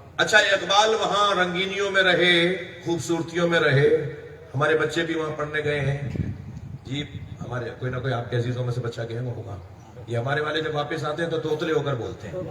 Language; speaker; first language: Urdu; native; Urdu